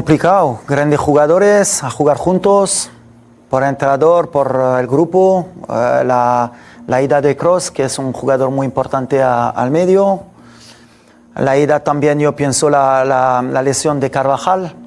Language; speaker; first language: Spanish; non-native, fluent; French